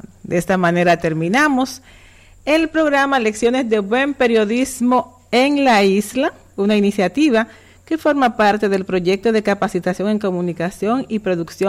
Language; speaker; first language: Spanish; native; Spanish